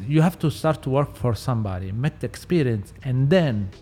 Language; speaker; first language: English; non-native, learner; Italian